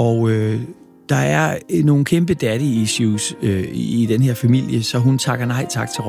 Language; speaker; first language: Danish; native; Danish